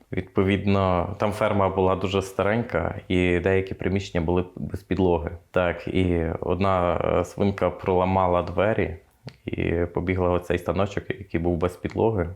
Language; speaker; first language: Ukrainian; native; Ukrainian